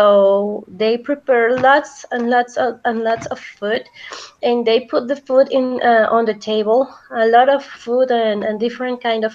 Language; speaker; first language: English; non-native, fluent; Spanish